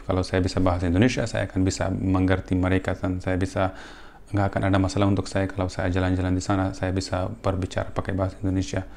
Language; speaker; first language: Indonesian; non-native, fluent; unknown